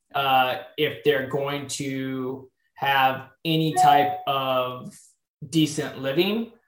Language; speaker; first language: English; native; English